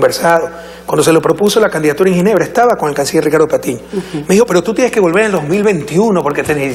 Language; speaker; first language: Spanish; native; Spanish